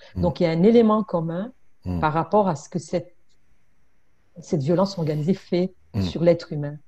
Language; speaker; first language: French; non-native, local second language; Kinyarwanda